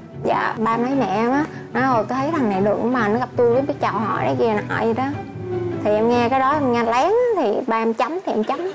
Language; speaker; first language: Vietnamese; native; Vietnamese